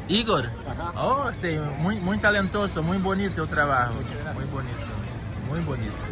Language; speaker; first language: Spanish; non-native, learner; Portuguese